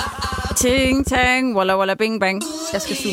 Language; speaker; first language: Danish; native; Danish